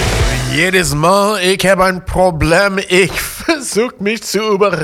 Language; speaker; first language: German; non-native, fluent; English